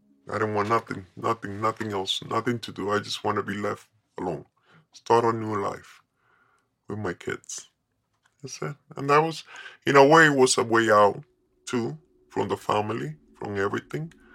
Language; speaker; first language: English; non-native, fluent; Spanish